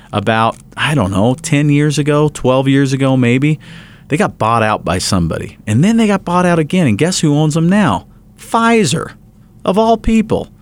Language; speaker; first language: English; native; English